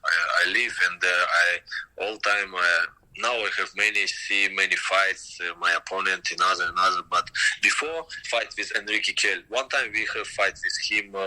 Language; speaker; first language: English; non-native, learner; Russian